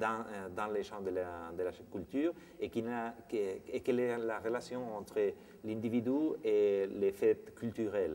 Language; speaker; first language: French; non-native, fluent; Spanish